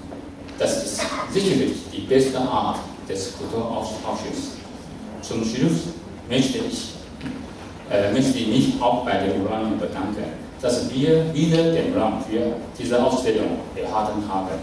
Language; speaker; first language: German; non-native, fluent; Chinese